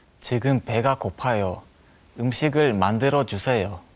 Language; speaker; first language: Korean; non-native, learner; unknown